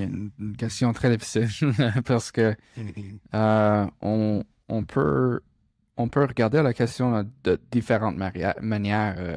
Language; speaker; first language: French; non-native, local second language; English